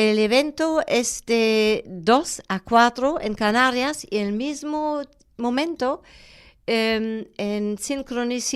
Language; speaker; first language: Spanish; non-native, fluent; German